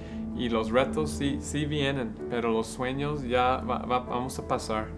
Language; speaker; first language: Spanish; non-native, learner; English